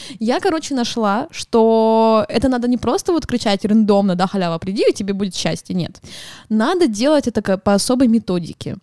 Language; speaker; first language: Russian; native; Russian